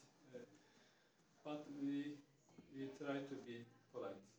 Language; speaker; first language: English; non-native, learner; Turkish